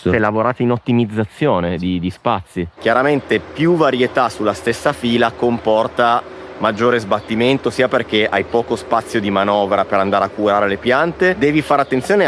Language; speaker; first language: Italian; native; Italian